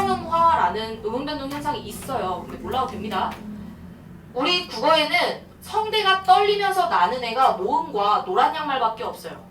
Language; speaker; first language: Korean; native; Korean